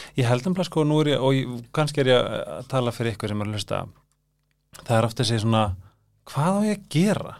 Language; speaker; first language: Icelandic; native; Icelandic